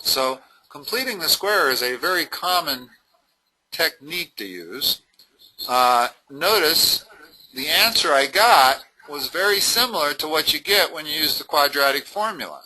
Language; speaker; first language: English; native; English